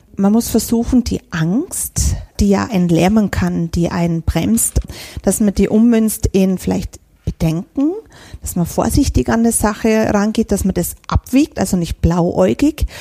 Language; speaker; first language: German; native; German